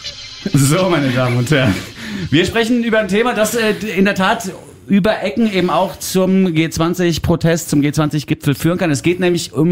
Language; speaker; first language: German; native; German